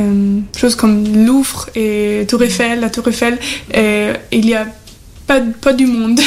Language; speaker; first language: French; non-native, fluent; German